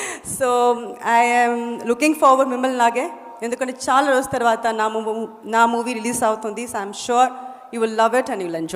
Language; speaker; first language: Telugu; non-native, learner; Tamil